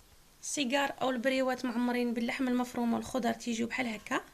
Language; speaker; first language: Arabic; native; Arabic